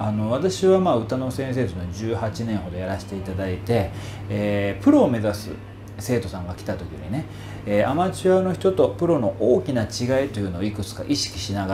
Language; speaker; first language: Japanese; native; Japanese